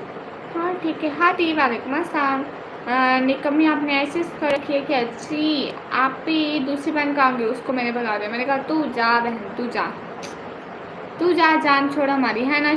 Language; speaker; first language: Hindi; non-native, local second language; Punjabi